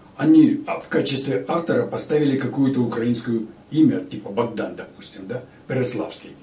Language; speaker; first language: Russian; native; Russian